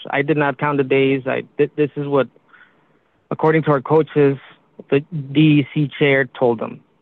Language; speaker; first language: English; early bilingual, other home language; Spanish